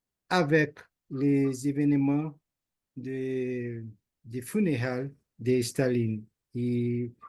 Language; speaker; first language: French; non-native, learner; Portuguese